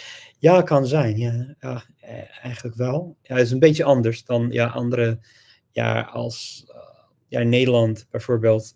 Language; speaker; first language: Dutch; non-native, fluent; English